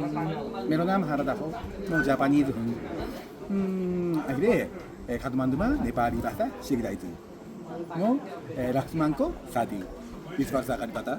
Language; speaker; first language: Nepali; non-native, learner; Japanese